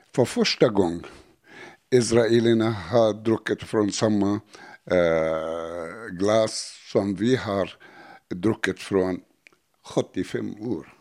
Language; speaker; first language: Swedish; non-native, learner; Arabic